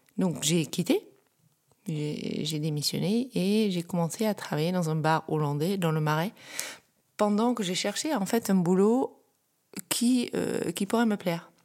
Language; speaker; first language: French; non-native, fluent; Dutch